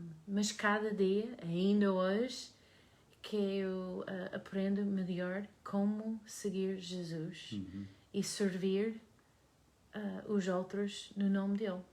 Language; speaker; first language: Portuguese; non-native, learner; English